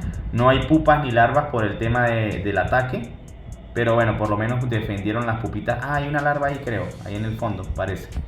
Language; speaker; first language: Spanish; native; Spanish